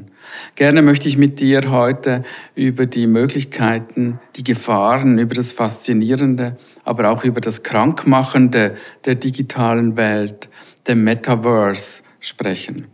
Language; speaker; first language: German; native; German